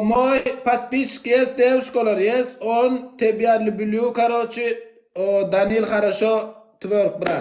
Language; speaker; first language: Russian; non-native, learner; Turkmen